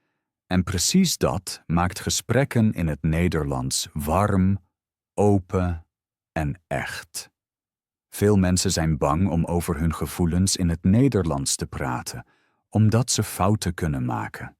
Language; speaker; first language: Dutch; non-native, fluent; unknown